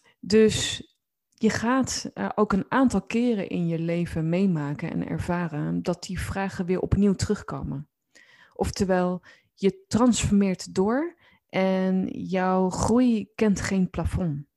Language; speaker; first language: Dutch; native; Dutch